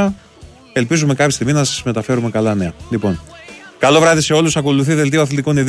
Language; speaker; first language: Greek; native; Greek